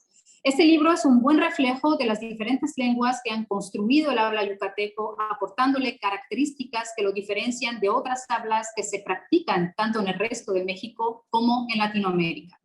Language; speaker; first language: Spanish; non-native, fluent; Arabic